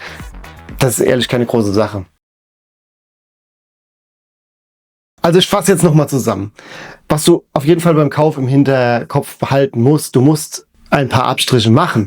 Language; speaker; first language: German; native; German